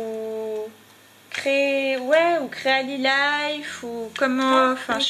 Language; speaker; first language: French; native; French